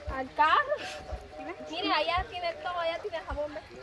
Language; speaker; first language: Spanish; native; Spanish